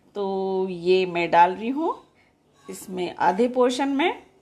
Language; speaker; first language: Hindi; non-native, local second language; Marathi